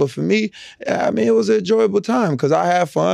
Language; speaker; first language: English; native; English